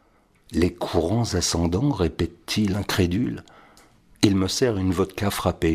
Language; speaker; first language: French; native; French